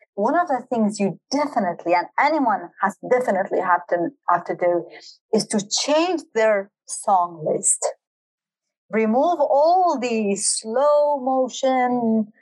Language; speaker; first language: English; non-native, fluent; Kurdish